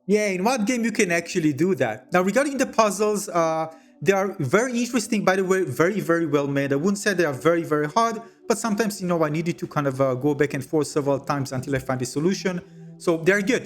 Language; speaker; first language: English; non-native, fluent; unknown